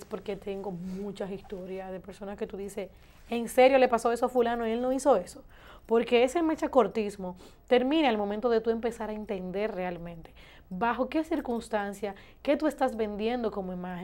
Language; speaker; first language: Spanish; native; Spanish